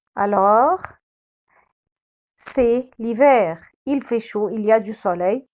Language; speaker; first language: French; non-native, fluent; Arabic